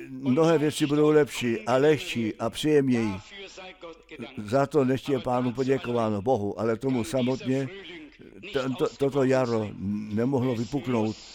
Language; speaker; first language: Czech; non-native, fluent; German